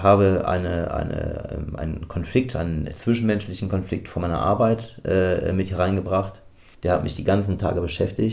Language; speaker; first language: German; native; German